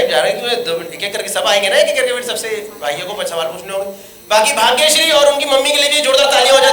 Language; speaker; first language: Hindi; native; Hindi